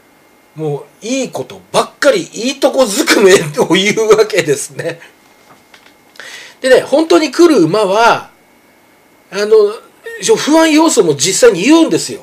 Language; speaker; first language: Japanese; native; Japanese